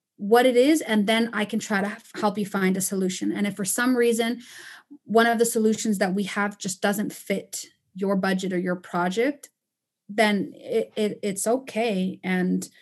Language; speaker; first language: English; non-native, fluent; Spanish